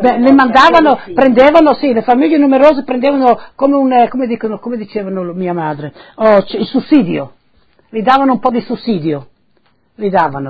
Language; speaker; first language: Italian; non-native, local second language; Friulian